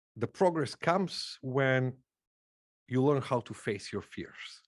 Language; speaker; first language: English; non-native, fluent; Macedonian